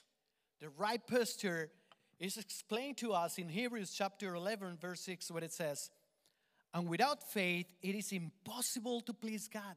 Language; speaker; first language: English; non-native, fluent; Spanish